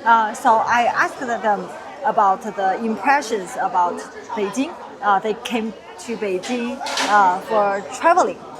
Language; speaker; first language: English; non-native, fluent; Chinese